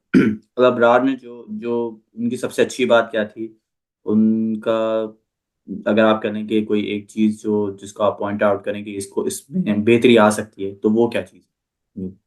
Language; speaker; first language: Urdu; native; Urdu